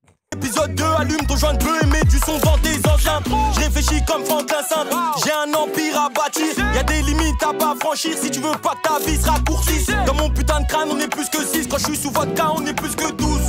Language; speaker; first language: French; non-native, fluent; English